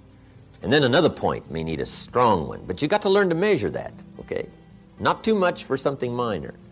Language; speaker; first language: English; native; English